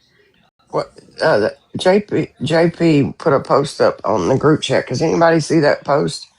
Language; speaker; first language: English; native; English